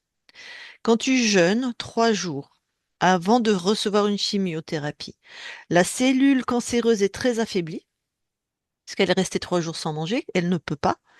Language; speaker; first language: French; native; French